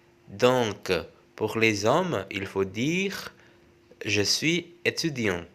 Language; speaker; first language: French; non-native, fluent; Indonesian